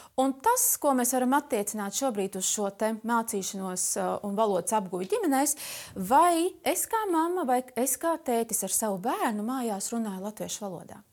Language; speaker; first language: Latvian; native; Latvian